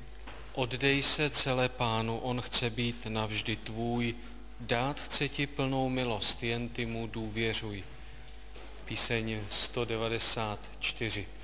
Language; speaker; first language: Czech; native; Czech